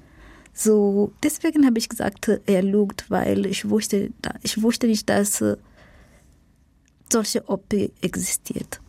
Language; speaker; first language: German; non-native, learner; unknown